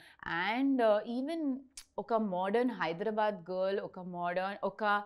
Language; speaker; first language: Telugu; non-native, learner; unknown